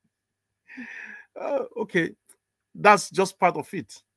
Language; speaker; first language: English; non-native, local second language; Igbo